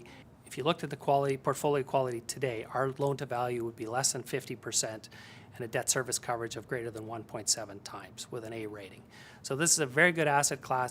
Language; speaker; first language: English; native; English